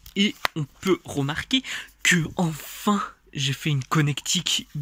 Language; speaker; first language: French; non-native, fluent; Russian